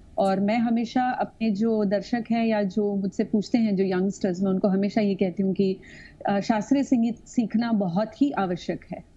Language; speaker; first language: Hindi; non-native, local second language; Tamil